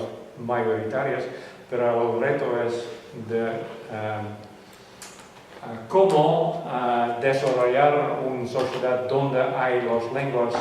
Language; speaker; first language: Spanish; non-native, fluent; Western Frisian